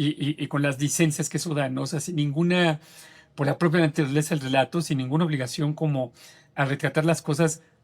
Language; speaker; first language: Spanish; native; Spanish